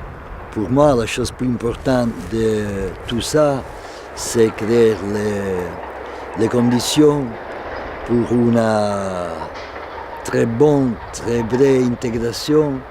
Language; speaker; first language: French; non-native, fluent; Italian